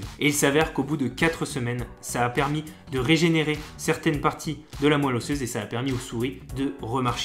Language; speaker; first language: French; native; French